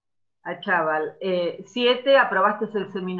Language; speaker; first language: Spanish; native; Spanish